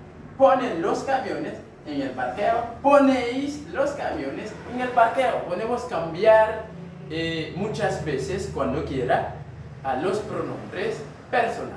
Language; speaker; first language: Spanish; non-native, learner; Haitian Creole